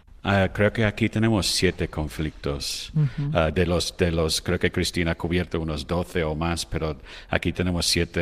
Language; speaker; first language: Spanish; non-native, fluent; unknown